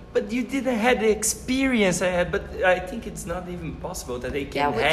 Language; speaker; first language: English; non-native, fluent; Portuguese